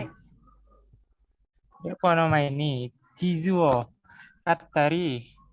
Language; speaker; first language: Japanese; non-native, learner; Indonesian